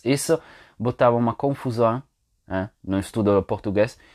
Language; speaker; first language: Portuguese; non-native, fluent; Italian